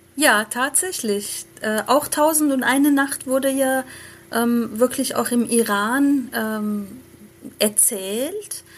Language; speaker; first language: German; early bilingual, other home language; Persian